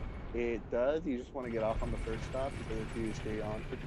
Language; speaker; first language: English; native; English